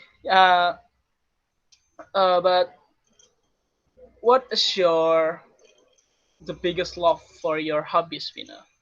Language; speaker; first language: English; non-native, learner; Indonesian